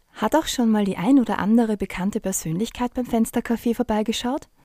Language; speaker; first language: German; native; German